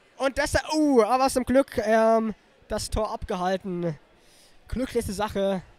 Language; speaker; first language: German; native; German